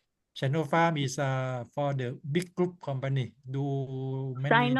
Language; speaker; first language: English; non-native, learner; Thai